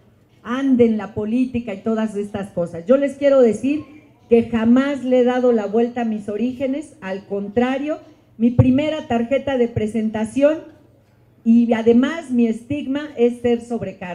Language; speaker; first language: Spanish; native; Spanish